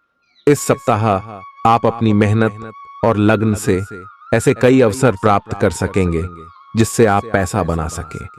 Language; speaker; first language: Hindi; native; Hindi